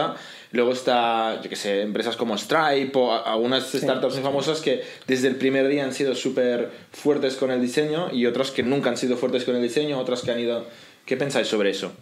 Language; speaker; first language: Spanish; native; Spanish